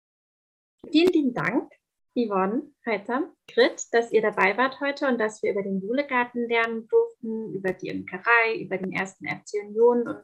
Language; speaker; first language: German; native; German